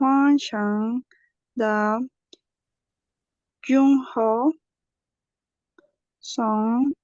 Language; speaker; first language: Chinese; non-native, learner; Spanish